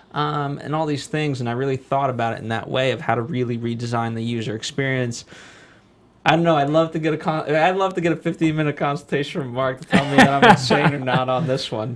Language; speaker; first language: English; native; English